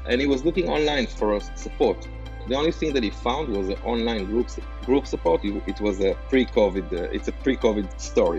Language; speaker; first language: English; non-native, fluent; Hebrew